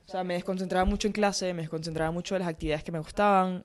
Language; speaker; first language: Spanish; native; Spanish